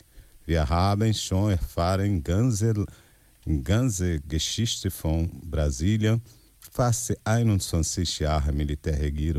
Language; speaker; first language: German; non-native, learner; Portuguese